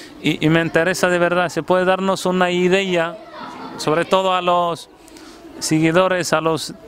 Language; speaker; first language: Spanish; non-native, fluent; Arabic